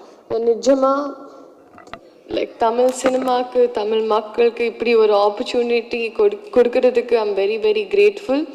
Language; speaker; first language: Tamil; non-native, learner; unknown